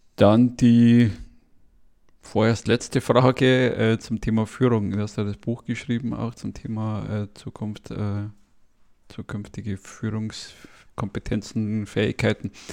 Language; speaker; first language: German; native; German